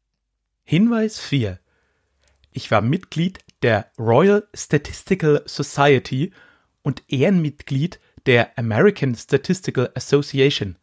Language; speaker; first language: German; native; German